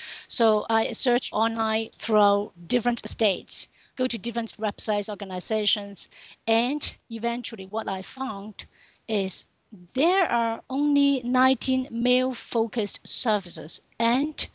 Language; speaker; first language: English; non-native, local second language; Cantonese